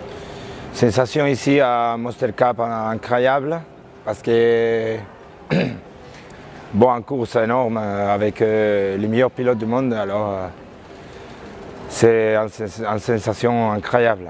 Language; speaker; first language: French; non-native, learner; Spanish